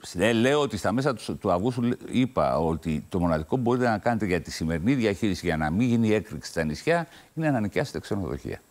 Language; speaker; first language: Greek; native; Greek